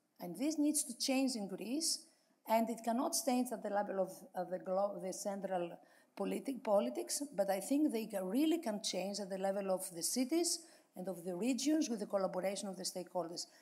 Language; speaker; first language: English; non-native, fluent; Greek